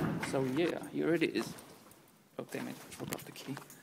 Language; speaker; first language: English; non-native, learner; German